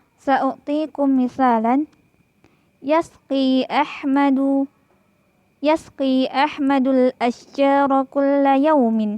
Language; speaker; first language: Arabic; non-native, fluent; Indonesian